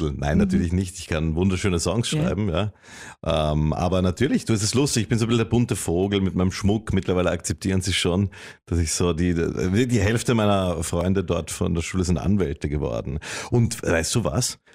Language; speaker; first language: German; native; German